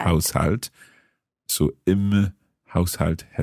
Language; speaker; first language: German; non-native, fluent; English